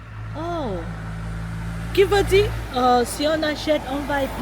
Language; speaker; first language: French; non-native, fluent; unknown